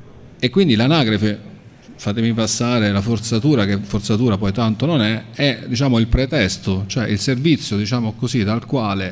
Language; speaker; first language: Italian; native; Italian